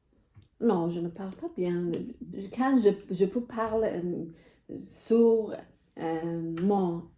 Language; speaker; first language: French; non-native, learner; Persian